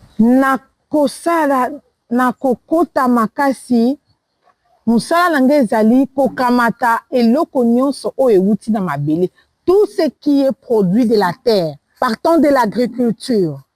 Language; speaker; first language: Lingala; non-native, local second language; Kituba (Democratic Republic of Congo)